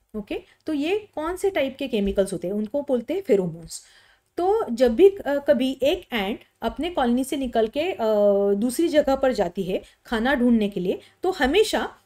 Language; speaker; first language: Hindi; non-native, local second language; Marathi